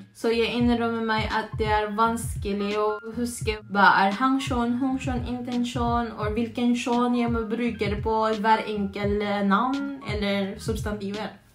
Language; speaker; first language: Norwegian; non-native, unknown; Filipino